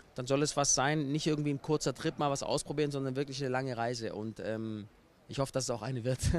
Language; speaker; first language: German; native; German